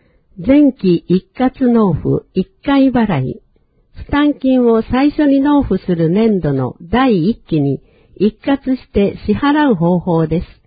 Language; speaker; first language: Japanese; native; Japanese